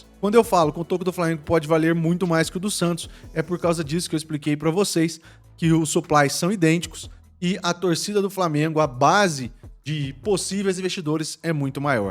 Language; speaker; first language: Portuguese; native; Portuguese